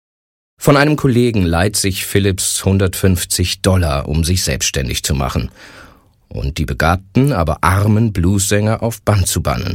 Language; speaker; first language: German; native; German